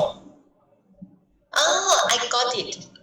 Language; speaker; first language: English; non-native, learner; Thai